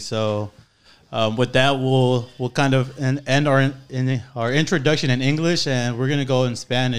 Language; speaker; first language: English; early bilingual, other home language; Spanish